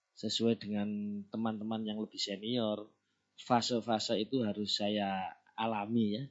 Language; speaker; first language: Indonesian; non-native, local second language; Javanese